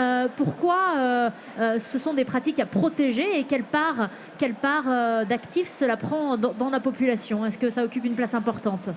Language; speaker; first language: French; native; French